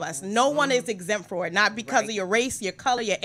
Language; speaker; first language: English; native; English